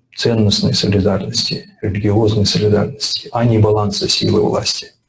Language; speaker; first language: Russian; native; Russian